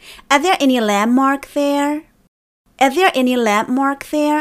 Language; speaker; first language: English; non-native, fluent; Chinese